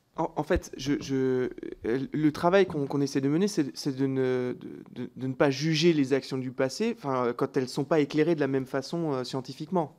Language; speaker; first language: French; native; French